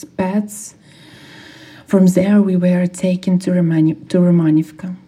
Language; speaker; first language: English; non-native, fluent; Ukrainian